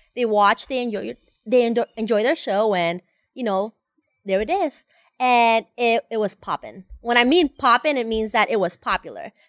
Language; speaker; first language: English; non-native, fluent; Spanish